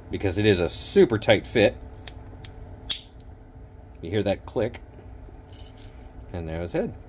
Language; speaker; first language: English; native; English